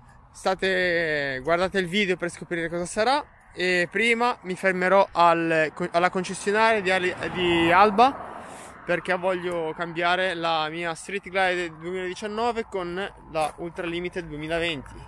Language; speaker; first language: Italian; native; Italian